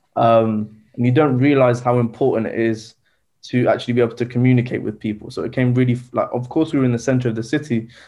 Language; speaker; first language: English; native; English